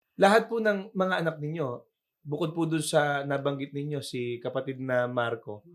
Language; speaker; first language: Filipino; native; Filipino